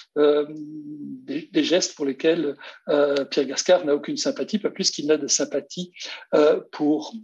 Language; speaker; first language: French; native; French